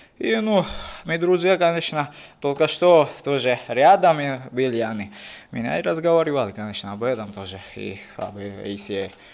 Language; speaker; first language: Russian; non-native, learner; Georgian